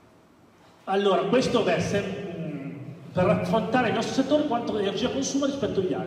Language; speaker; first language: Italian; native; Italian